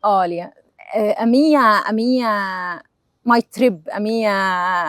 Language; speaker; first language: Portuguese; non-native, learner; Arabic